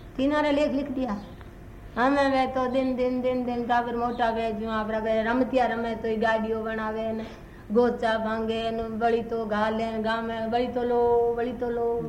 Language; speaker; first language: Hindi; native; Hindi